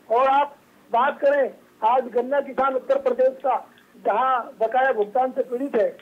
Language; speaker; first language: Hindi; native; Hindi